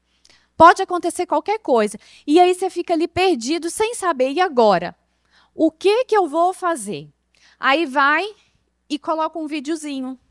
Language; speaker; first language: Portuguese; native; Portuguese